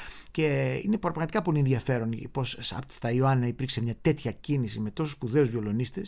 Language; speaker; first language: Greek; native; Greek